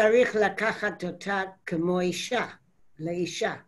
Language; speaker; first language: Hebrew; non-native, learner; English